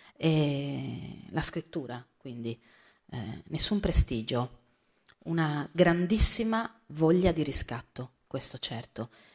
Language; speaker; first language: Italian; native; Italian